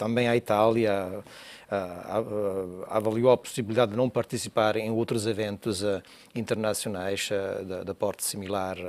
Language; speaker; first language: Portuguese; non-native, fluent; Italian